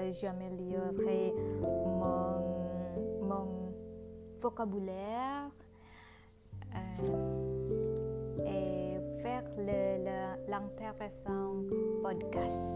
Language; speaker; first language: French; non-native, learner; Indonesian